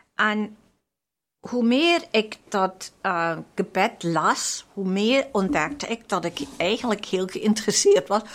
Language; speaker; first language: Dutch; non-native, fluent; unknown